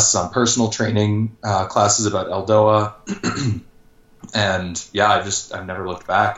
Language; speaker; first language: English; native; English